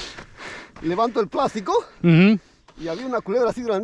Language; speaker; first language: Spanish; native; Spanish